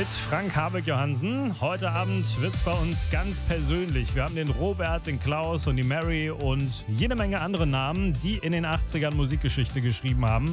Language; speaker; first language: German; native; German